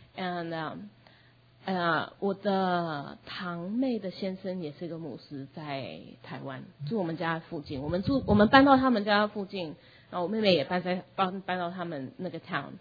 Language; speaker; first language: Chinese; early bilingual, heritage; Chinese